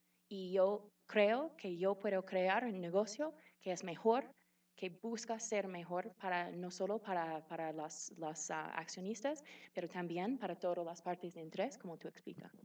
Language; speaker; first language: Spanish; non-native, fluent; English